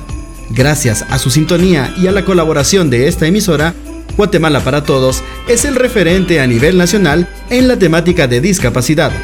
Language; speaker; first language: Spanish; native; Spanish